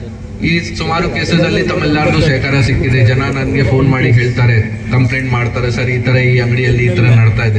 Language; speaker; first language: Kannada; non-native, learner; Hindi